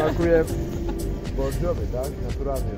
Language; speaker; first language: Polish; non-native, learner; Georgian